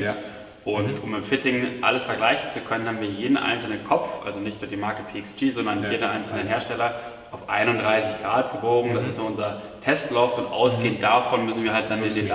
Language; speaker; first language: German; native; German